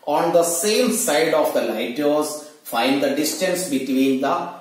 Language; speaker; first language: English; non-native, local second language; Malayalam